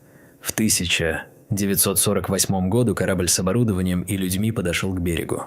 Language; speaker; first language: Russian; native; Russian